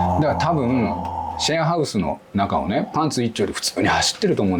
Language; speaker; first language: Japanese; native; Japanese